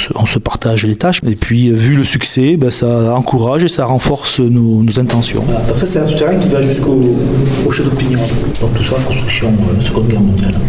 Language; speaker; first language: French; native; French